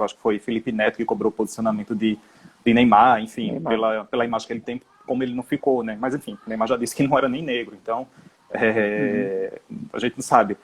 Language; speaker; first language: Portuguese; native; Portuguese